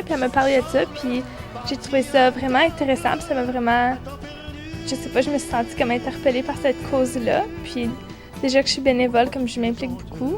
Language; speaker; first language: French; native; French